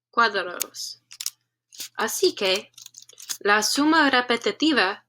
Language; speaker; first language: Spanish; non-native, learner; English